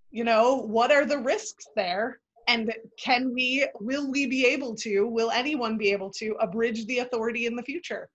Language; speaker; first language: English; native; English